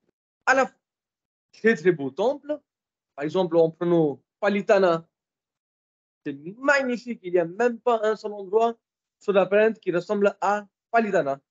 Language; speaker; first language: French; non-native, fluent; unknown